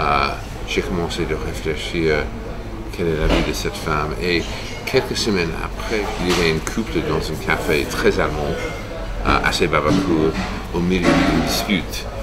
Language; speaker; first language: French; non-native, fluent; English